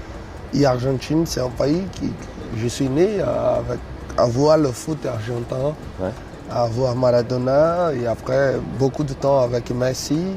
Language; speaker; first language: French; non-native, learner; Portuguese